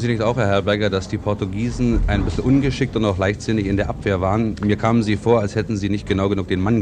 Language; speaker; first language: German; native; German